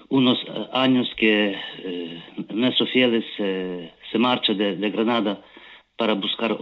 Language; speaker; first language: Spanish; non-native, learner; Ukrainian